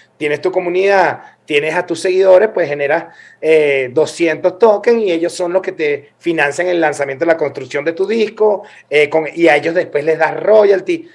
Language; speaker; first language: Spanish; native; Spanish